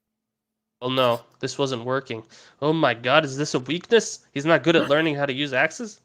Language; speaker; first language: English; native; English